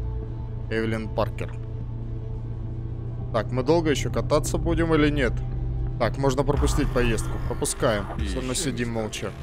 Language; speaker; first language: Russian; native; Russian